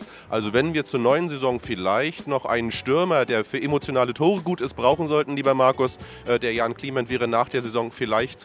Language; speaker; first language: German; native; German